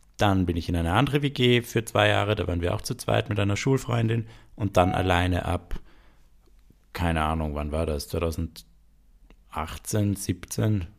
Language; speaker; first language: German; native; German